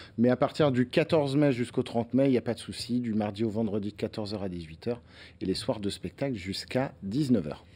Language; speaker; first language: French; native; French